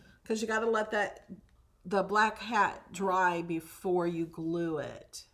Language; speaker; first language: English; native; English